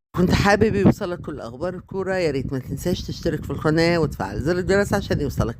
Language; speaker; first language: Arabic; native; Arabic